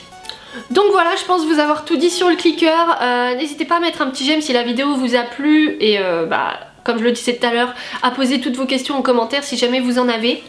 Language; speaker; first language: French; native; French